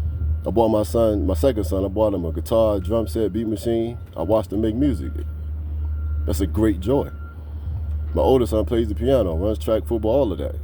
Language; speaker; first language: English; native; English